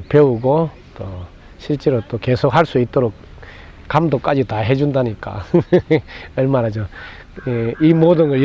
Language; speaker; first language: Korean; native; Korean